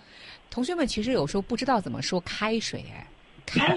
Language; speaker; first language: Chinese; native; Chinese